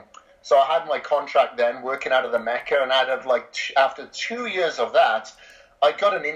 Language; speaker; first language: English; native; English